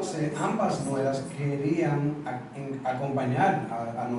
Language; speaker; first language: Spanish; native; Spanish